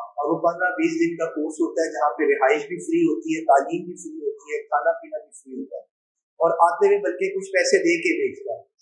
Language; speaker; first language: Urdu; non-native, local second language; Punjabi